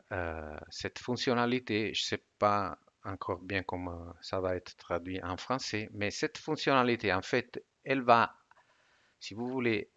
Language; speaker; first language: French; non-native, fluent; Italian